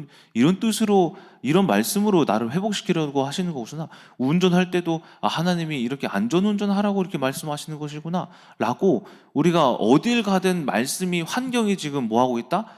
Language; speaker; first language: Korean; native; Korean